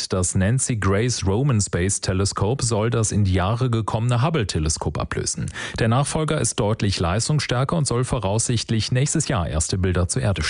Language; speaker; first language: German; native; German